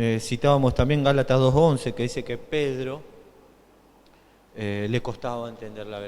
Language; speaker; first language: Spanish; native; Spanish